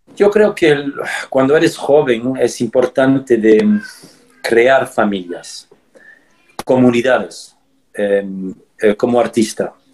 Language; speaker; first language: Spanish; early bilingual, heritage; Spanish